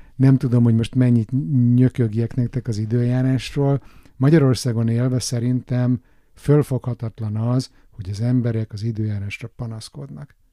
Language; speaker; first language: Hungarian; native; Hungarian